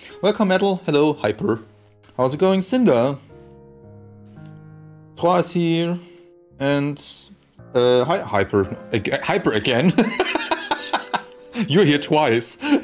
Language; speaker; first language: English; non-native, fluent; German